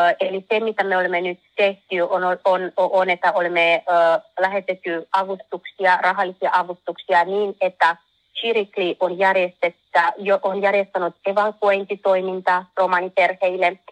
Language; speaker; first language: Finnish; non-native, learner; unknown